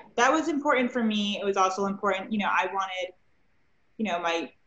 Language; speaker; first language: English; native; English